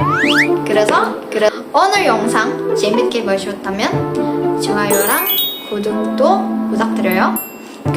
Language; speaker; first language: Korean; non-native, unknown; Indonesian